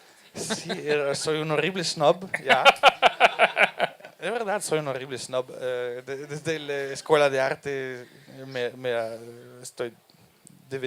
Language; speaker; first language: Spanish; non-native, fluent; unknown